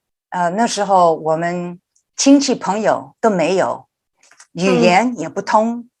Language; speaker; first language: Chinese; early bilingual, heritage; Chinese